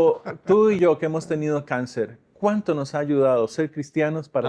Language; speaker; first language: Spanish; native; Spanish